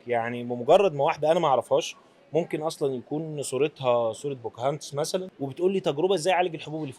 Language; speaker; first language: Arabic; native; Arabic